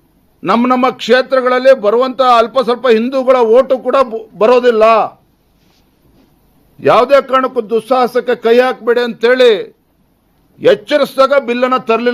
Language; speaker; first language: Kannada; native; Kannada